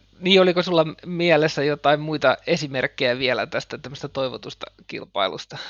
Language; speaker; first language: Finnish; native; Finnish